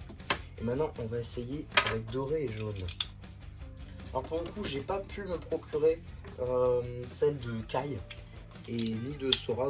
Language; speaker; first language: French; native; French